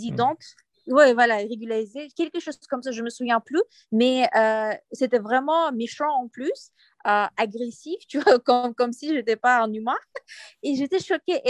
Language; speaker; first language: French; non-native, fluent; Uyghur